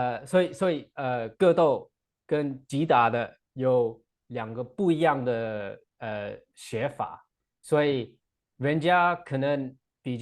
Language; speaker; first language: Chinese; non-native, fluent; English